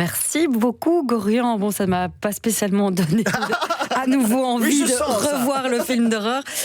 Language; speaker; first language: French; native; French